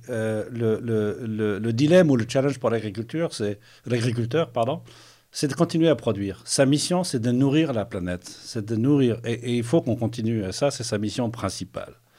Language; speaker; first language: French; non-native, local second language; Arabic